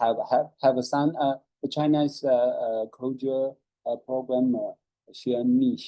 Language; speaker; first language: English; non-native, learner; Chinese